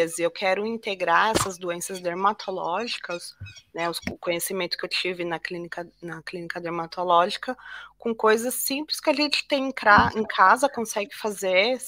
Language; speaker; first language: Portuguese; native; Portuguese